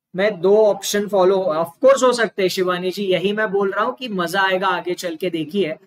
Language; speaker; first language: Hindi; non-native, local second language; Marathi